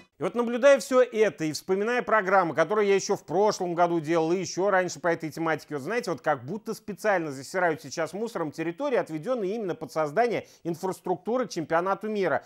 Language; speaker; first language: Russian; native; Russian